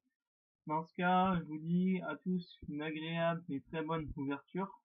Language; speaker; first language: French; native; French